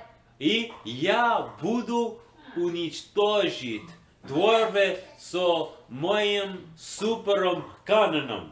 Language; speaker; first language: Russian; non-native, learner; English